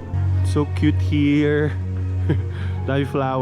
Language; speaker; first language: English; non-native, local second language; Filipino